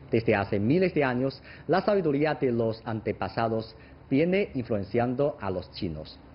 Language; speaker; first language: Spanish; non-native, fluent; Chinese